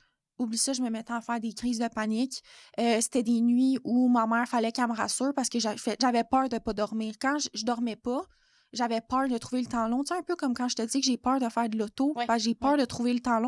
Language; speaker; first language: French; native; French